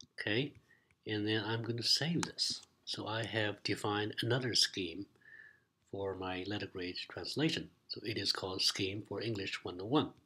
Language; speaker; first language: English; non-native, fluent; Chinese